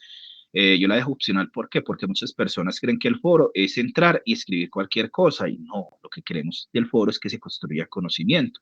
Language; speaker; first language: Spanish; native; Spanish